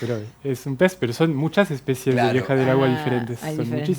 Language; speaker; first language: Spanish; non-native, fluent; French